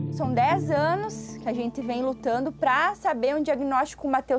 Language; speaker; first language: Portuguese; native; Portuguese